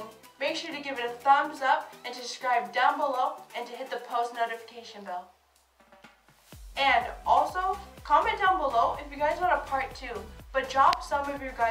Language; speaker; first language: English; native; English